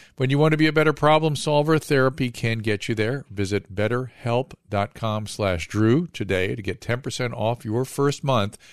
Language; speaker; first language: English; native; English